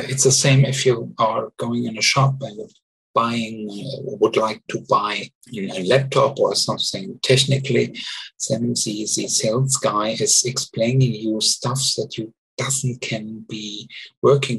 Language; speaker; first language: English; non-native, learner; German